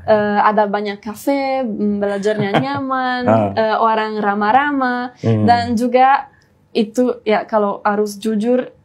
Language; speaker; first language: Indonesian; non-native, fluent; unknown